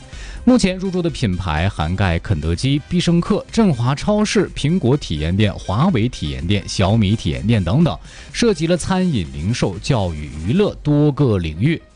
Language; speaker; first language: Chinese; native; Chinese